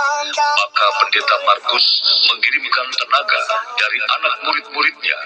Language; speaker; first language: Indonesian; native; Indonesian